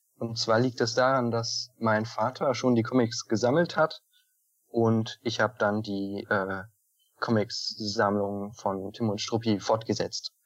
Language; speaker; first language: German; native; German